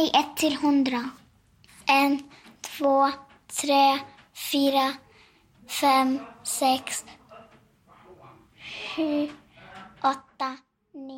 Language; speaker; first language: Swedish; early bilingual, other home language; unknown